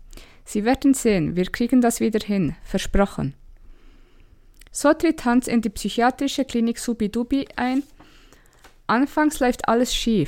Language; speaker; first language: German; native; German